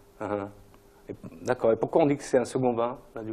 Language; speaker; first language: French; native; French